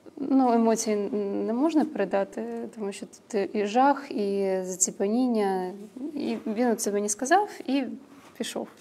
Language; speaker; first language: Ukrainian; non-native, local second language; Russian